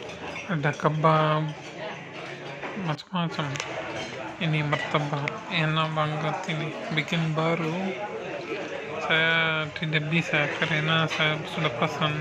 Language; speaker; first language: Indonesian; non-native, learner; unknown